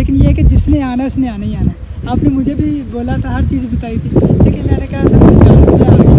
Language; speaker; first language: Hindi; non-native, local second language; Punjabi